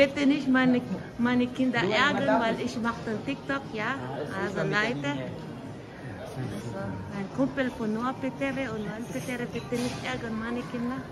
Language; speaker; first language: German; non-native, learner; Filipino